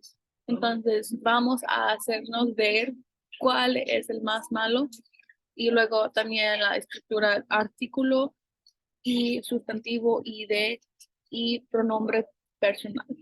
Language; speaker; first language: Spanish; non-native, fluent; English